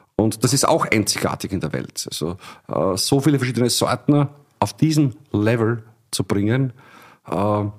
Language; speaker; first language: German; native; German